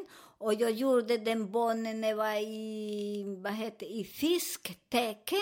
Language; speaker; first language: Swedish; non-native, learner; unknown